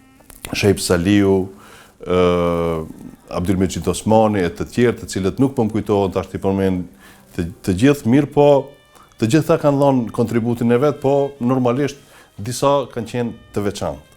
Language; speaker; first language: Albanian; native; Albanian